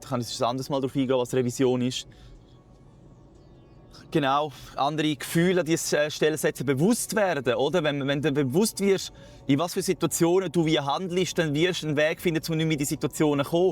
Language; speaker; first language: German; native; German